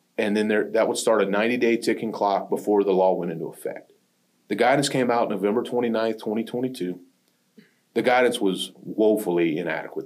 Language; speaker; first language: English; native; English